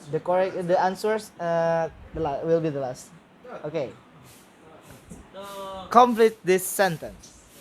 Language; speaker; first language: English; non-native, learner; Indonesian